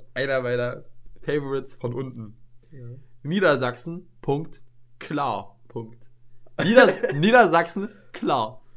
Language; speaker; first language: German; native; German